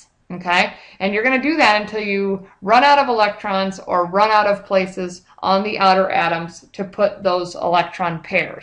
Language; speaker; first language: English; native; English